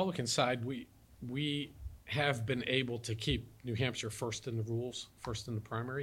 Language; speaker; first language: English; native; English